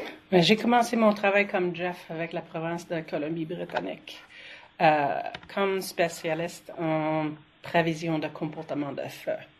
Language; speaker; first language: French; non-native, fluent; English